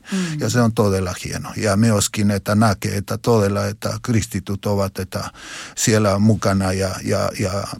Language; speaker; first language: Finnish; non-native, learner; Spanish